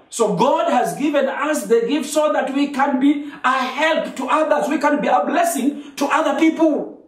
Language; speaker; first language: English; non-native, local second language; Swahili